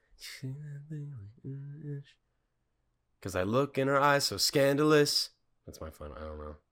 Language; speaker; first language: English; native; English